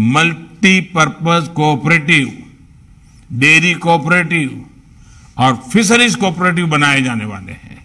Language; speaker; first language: Hindi; non-native, local second language; Gujarati